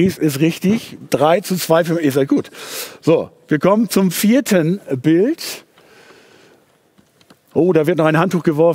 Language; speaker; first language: German; native; German